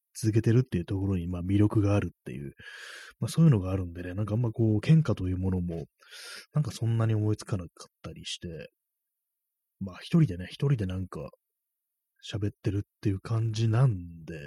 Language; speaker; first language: Japanese; native; Japanese